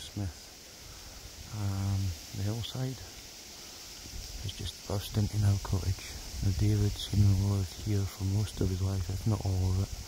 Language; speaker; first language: English; native; English